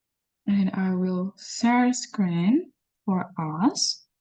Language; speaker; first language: English; non-native, learner; Indonesian